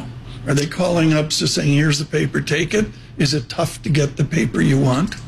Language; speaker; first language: English; native; English